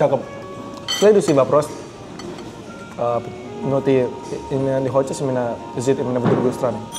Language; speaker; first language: Russian; non-native, learner; Indonesian